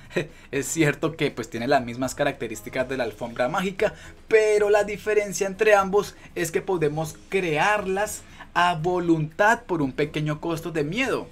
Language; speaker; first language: Spanish; native; Spanish